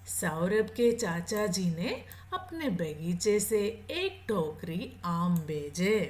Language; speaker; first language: Hindi; non-native, local second language; Malayalam